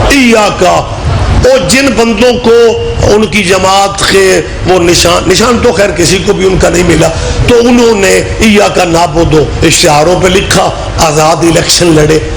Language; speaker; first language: Urdu; non-native, local second language; Punjabi